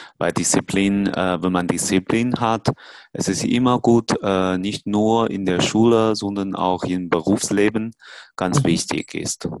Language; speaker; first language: German; non-native, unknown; Chinese